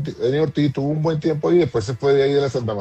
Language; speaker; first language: Spanish; native; Spanish